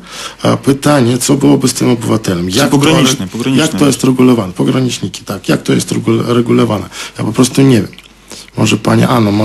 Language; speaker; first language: Polish; non-native, fluent; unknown